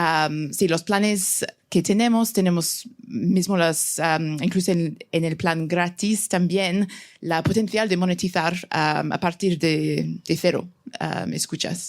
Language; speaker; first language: Spanish; non-native, fluent; English